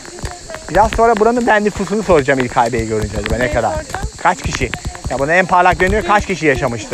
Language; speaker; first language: Turkish; native; Turkish